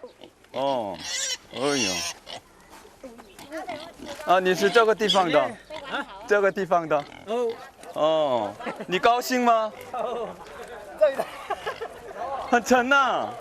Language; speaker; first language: Chinese; non-native, learner; Korean